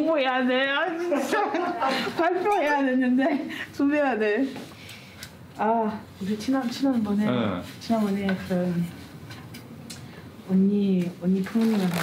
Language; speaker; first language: Korean; non-native, fluent; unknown